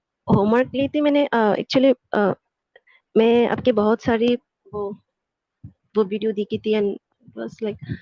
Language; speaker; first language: Hindi; non-native, fluent; Bangla